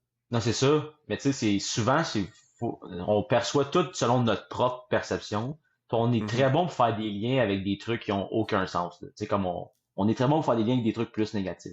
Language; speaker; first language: French; native; French